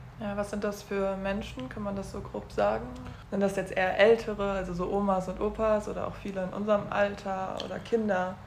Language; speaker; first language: German; native; German